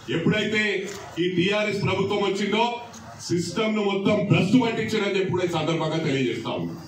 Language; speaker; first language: Telugu; native; Telugu